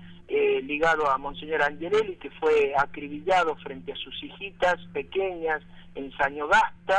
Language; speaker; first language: Spanish; native; Spanish